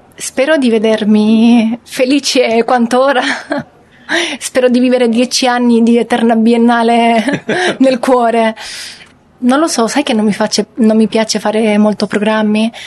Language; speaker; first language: Italian; non-native, fluent; Spanish